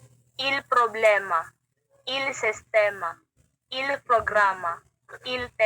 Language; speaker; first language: Italian; non-native, learner; Filipino